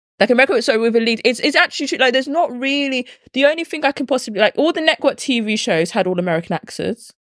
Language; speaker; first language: English; native; English